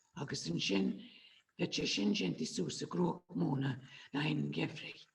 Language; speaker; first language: Irish; native; Irish